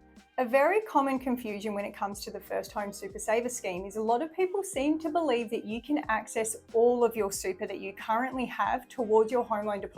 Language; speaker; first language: English; native; English